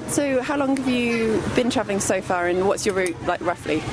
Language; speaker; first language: English; native; English